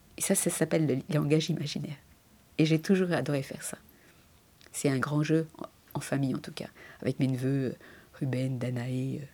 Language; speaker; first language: French; early bilingual, other home language; Spanish